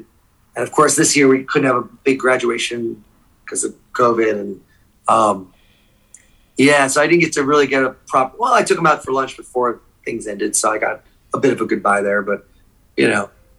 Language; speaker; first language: English; native; English